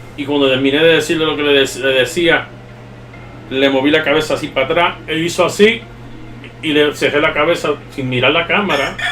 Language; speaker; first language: Spanish; early bilingual, heritage; Spanish